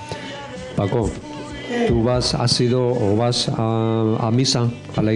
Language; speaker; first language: Spanish; native; Spanish